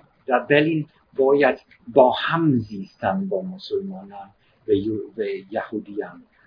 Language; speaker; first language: Persian; non-native, learner; German